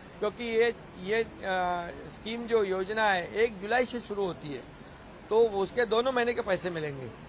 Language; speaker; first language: Hindi; non-native, local second language; Marathi